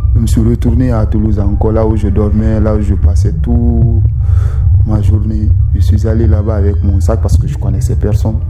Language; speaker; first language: French; non-native, local second language; Susu